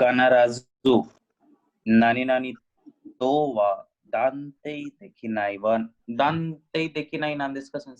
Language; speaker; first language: Japanese; non-native, learner; Hindi